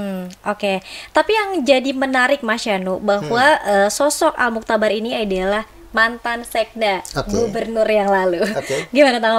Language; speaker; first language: Indonesian; native; Indonesian